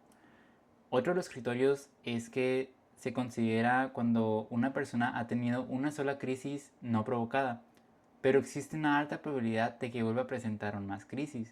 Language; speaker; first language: Spanish; native; Spanish